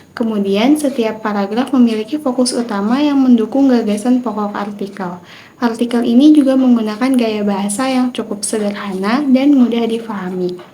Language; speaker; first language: Indonesian; native; Indonesian